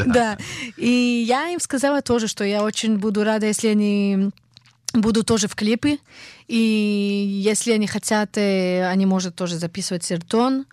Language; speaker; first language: Russian; early bilingual, heritage; Russian